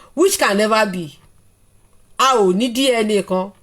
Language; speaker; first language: English; non-native, local second language; Yoruba